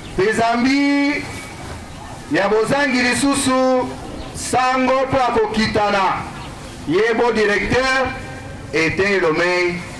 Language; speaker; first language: Lingala; native; Lingala